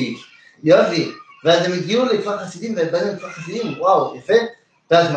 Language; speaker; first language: Hebrew; native; Hebrew